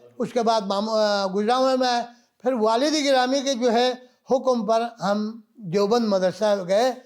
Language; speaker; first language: Urdu; non-native, local second language; Balti